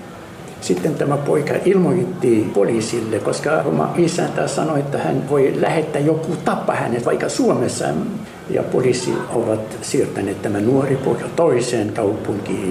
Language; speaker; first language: Finnish; non-native, fluent; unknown